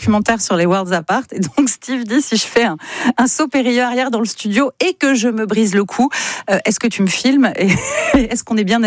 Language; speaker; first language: French; native; French